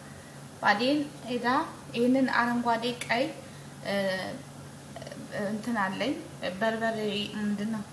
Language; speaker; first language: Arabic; non-native, learner; Amharic